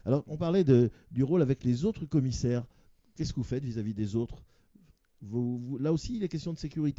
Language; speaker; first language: French; native; French